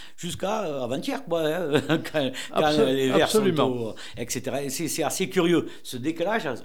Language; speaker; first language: French; native; French